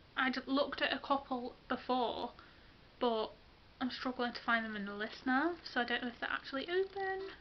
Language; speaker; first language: English; native; English